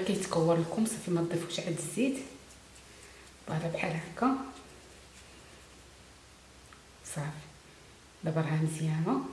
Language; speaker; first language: Arabic; native; Arabic